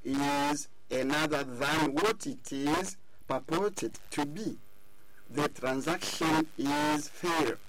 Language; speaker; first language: English; non-native, fluent; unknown